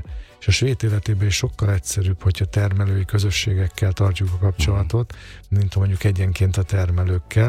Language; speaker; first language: Hungarian; native; Hungarian